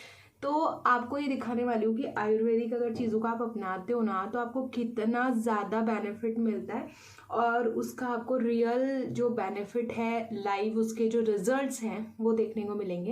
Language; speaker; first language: Hindi; native; Hindi